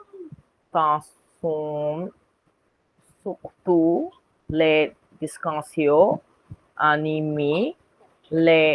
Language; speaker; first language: French; non-native, learner; Bangla